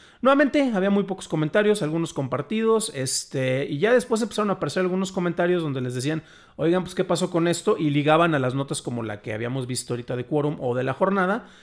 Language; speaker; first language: Spanish; native; Spanish